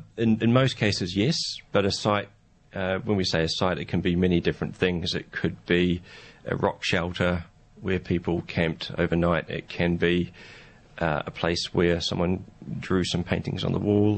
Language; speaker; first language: English; native; English